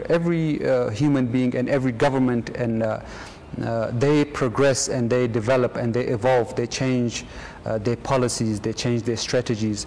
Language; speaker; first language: English; non-native, fluent; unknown